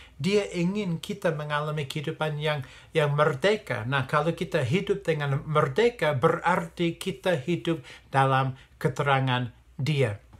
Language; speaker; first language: Indonesian; non-native, fluent; English